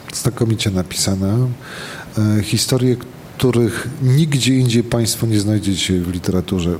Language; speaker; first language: Polish; native; Polish